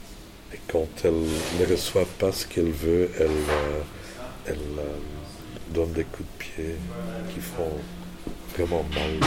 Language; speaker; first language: French; non-native, local second language; Dutch